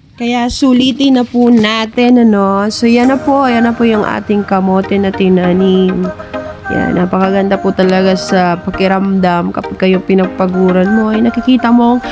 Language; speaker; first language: Filipino; non-native, local second language; Masbatenyo